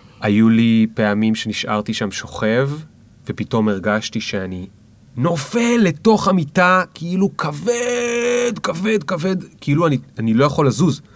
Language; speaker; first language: Hebrew; native; Hebrew